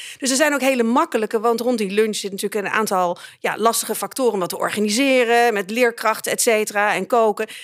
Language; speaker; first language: Dutch; native; Dutch